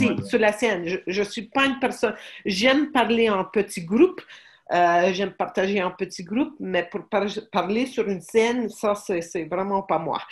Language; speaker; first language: French; non-native, fluent; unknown